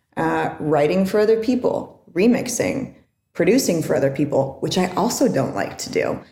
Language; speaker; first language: English; native; English